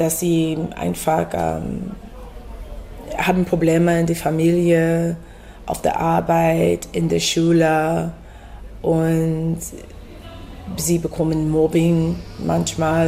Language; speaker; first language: German; non-native, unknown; English